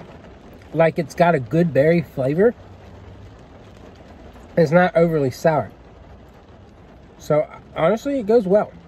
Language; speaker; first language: English; native; English